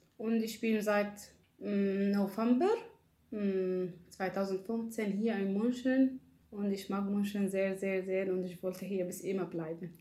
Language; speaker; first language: German; non-native, learner; Arabic